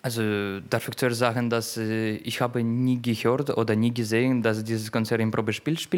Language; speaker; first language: German; non-native, learner; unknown